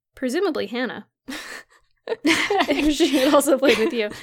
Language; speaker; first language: English; early bilingual, other home language; Ukrainian